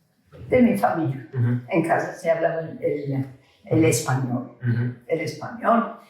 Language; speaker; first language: Spanish; early bilingual, heritage; Ladino